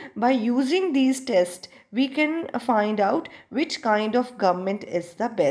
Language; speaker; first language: English; non-native, local second language; Punjabi